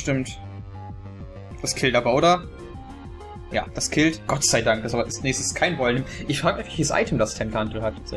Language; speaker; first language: German; native; German